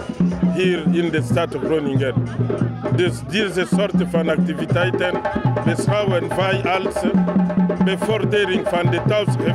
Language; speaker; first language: Dutch; non-native, fluent; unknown